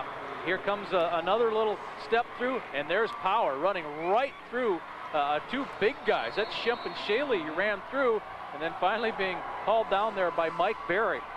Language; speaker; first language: English; native; English